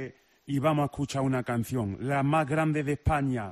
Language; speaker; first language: Spanish; native; Spanish